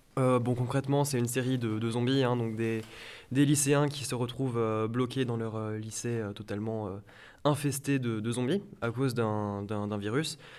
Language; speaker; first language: French; native; French